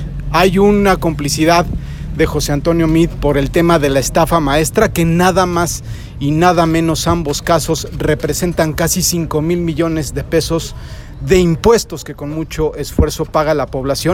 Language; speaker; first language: Spanish; native; Spanish